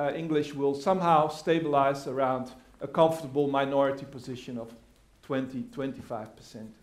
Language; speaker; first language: English; non-native, fluent; Dutch